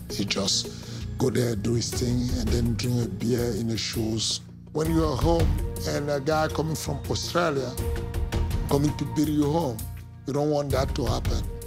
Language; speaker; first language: English; non-native, fluent; French